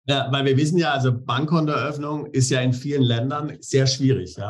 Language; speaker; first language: German; native; German